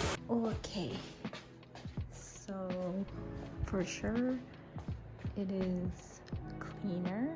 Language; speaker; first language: English; native; English